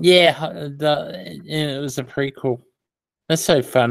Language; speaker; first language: English; native; English